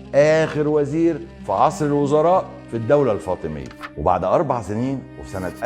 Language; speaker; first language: Arabic; native; Arabic